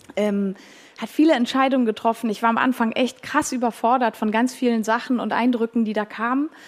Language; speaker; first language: German; native; German